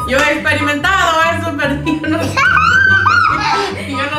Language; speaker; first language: Spanish; non-native, fluent; English